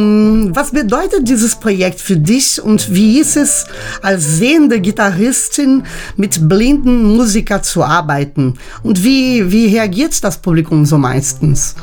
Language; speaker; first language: German; native; German